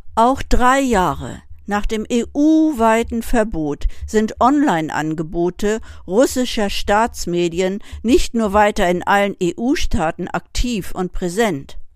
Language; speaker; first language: German; native; German